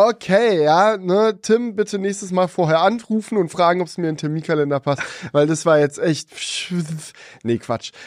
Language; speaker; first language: German; native; German